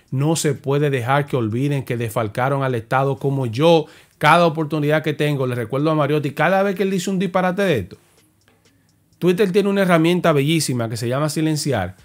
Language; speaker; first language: Spanish; native; Spanish